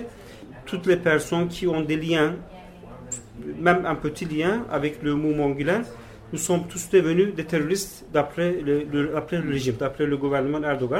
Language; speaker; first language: French; non-native, fluent; Turkish